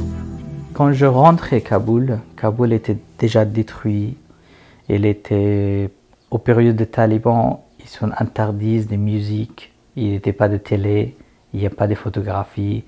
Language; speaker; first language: French; non-native, learner; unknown